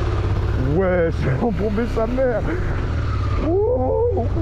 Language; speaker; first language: French; native; French